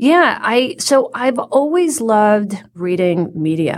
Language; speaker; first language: English; native; English